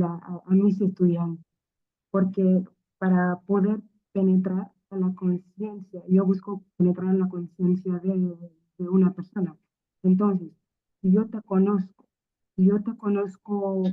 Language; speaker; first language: Spanish; non-native, fluent; Akan